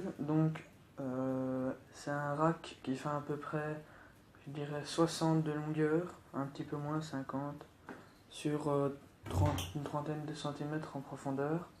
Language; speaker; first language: French; native; French